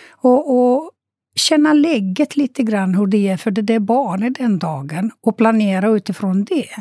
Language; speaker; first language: Swedish; non-native, fluent; Romanian